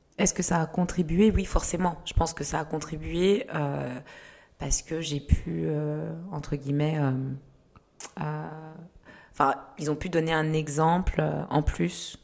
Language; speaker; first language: French; early bilingual, other home language; Kinyarwanda